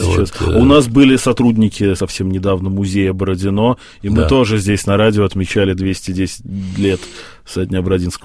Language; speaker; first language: Russian; native; Russian